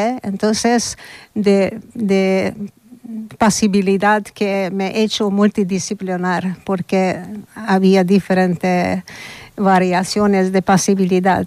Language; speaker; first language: Spanish; non-native, learner; Hungarian